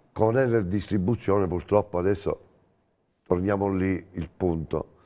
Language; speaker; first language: Italian; native; Italian